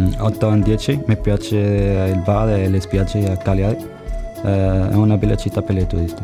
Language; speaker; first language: Italian; non-native, learner; Arabic